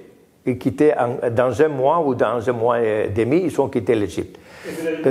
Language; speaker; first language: French; non-native, learner; Greek